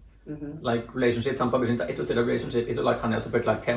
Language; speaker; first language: Indonesian; non-native, fluent; Norwegian